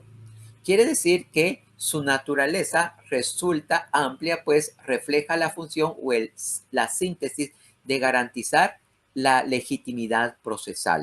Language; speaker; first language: Spanish; native; Spanish